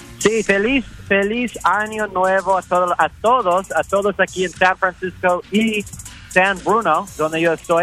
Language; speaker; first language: Spanish; early bilingual, heritage; English